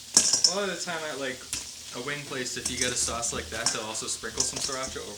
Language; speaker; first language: English; native; English